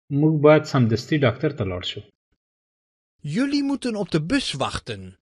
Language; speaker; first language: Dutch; non-native, fluent; Pashto